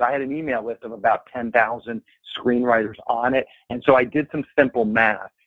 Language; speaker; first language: English; native; English